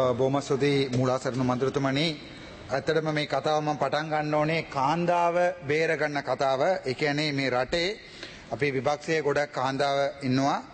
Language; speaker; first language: Sinhala; non-native, local second language; Tamil